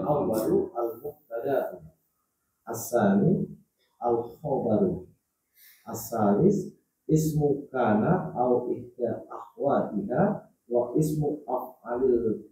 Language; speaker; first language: Arabic; non-native, learner; Indonesian